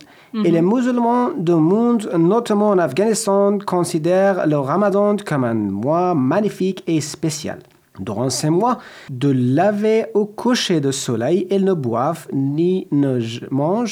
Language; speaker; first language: French; non-native, learner; Persian